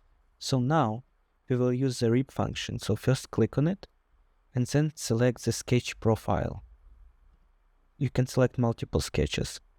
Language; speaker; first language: English; non-native, fluent; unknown